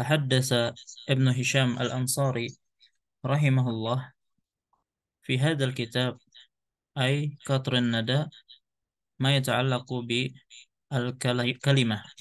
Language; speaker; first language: Arabic; non-native, fluent; Indonesian